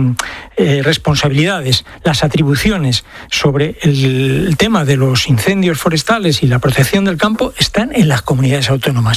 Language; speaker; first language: Spanish; native; Spanish